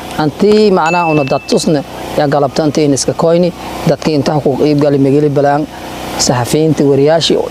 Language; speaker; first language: Somali; non-native, local second language; Maay